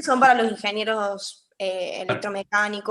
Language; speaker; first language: Spanish; native; Spanish